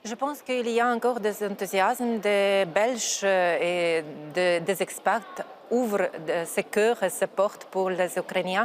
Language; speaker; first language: French; non-native, fluent; Ukrainian